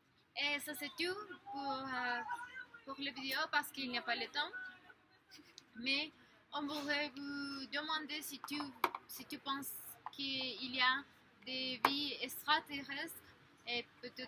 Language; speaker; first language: French; non-native, learner; Spanish